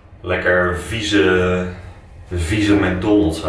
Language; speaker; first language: Dutch; native; Dutch